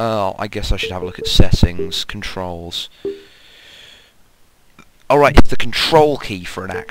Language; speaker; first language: English; native; English